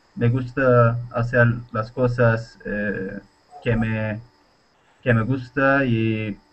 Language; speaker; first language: Spanish; non-native, learner; Turkish